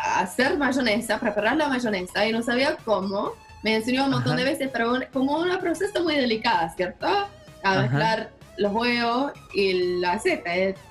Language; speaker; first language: Spanish; non-native, learner; English